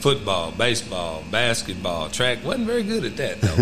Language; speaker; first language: English; native; English